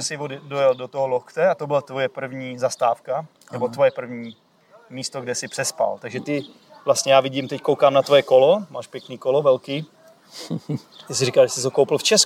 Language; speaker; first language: Czech; native; Czech